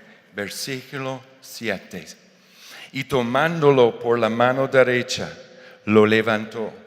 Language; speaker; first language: Spanish; non-native, fluent; English